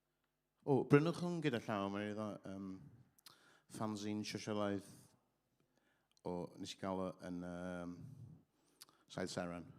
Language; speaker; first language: Welsh; native; Welsh